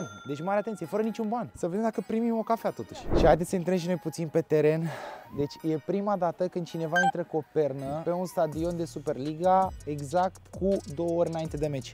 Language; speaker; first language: Romanian; native; Romanian